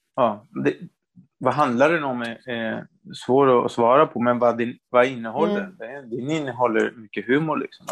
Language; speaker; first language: Swedish; non-native, fluent; Spanish